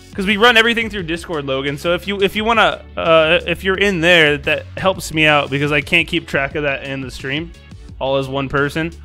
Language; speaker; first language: English; native; English